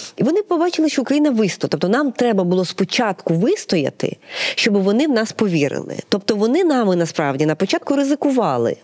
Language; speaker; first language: Ukrainian; native; Ukrainian